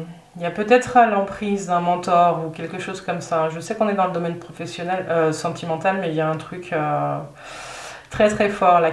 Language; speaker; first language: French; native; French